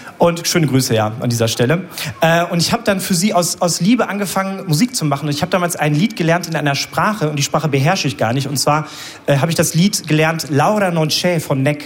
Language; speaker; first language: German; native; German